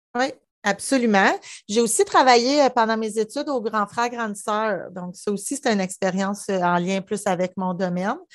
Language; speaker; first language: French; native; French